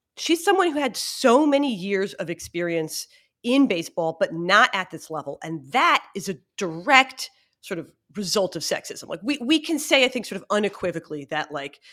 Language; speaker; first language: English; native; English